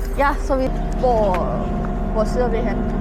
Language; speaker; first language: Danish; non-native, learner; Thai